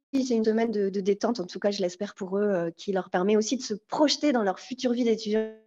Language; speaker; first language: French; native; French